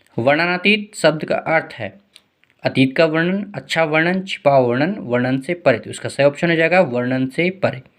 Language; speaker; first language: Hindi; native; Hindi